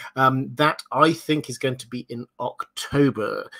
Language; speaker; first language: English; native; English